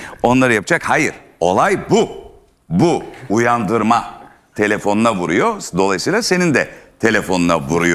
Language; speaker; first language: Turkish; native; Turkish